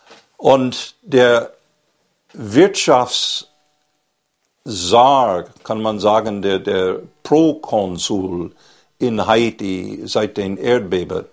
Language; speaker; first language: German; non-native, fluent; English